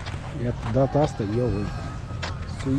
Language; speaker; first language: Italian; non-native, learner; Romanian